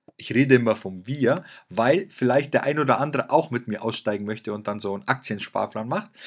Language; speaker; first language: German; native; German